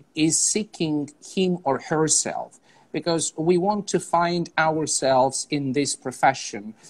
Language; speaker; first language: English; non-native, fluent; Azerbaijani